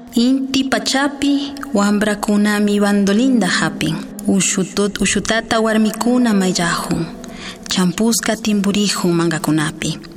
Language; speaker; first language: Spanish; non-native, local second language; Quechua